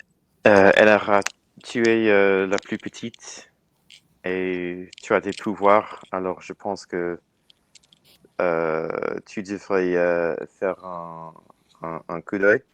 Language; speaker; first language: French; non-native, learner; English